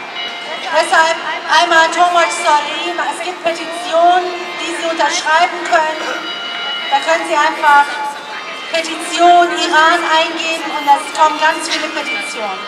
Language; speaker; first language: German; non-native, fluent; Persian